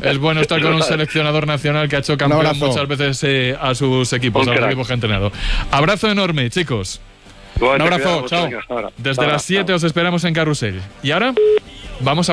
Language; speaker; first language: Spanish; native; Spanish